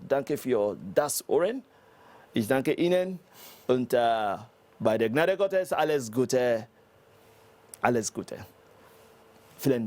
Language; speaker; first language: German; non-native, learner; English